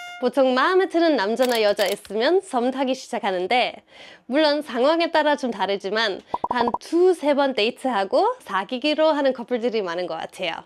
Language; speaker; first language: Korean; non-native, fluent; German